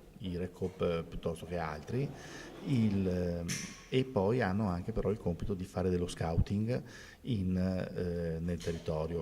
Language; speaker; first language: Italian; native; Italian